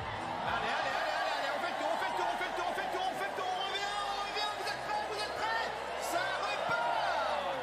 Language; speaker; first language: French; native; French